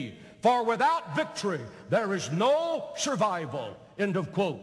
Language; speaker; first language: English; native; English